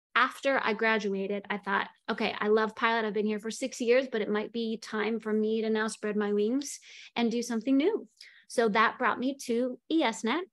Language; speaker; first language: English; native; English